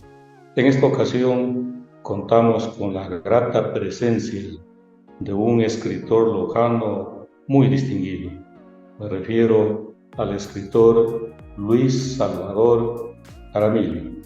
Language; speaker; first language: Spanish; native; Spanish